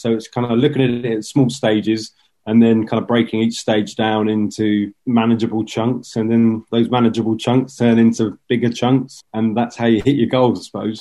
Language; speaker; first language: English; native; English